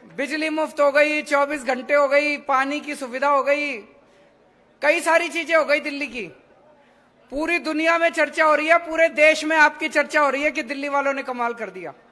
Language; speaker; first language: Hindi; native; Hindi